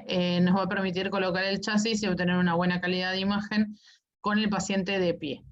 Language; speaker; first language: Spanish; native; Spanish